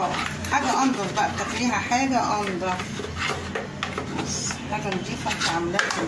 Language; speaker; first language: Arabic; native; Arabic